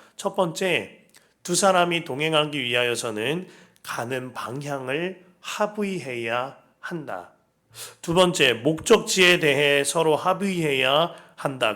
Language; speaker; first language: Korean; native; Korean